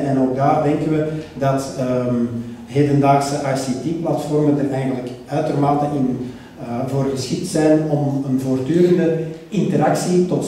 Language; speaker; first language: Dutch; native; Dutch